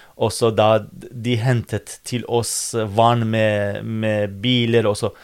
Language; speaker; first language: Norwegian; non-native, fluent; Kurdish